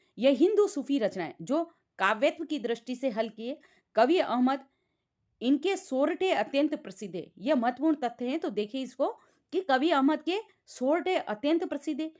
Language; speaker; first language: Hindi; native; Hindi